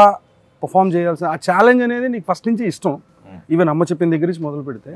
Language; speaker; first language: Telugu; native; Telugu